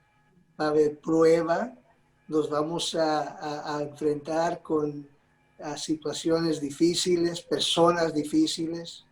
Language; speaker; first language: Spanish; early bilingual, heritage; Spanish